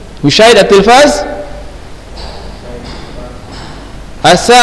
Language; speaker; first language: Arabic; non-native, fluent; Indonesian